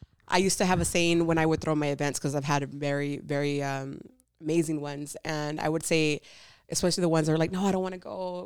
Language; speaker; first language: English; early bilingual, other home language; Spanish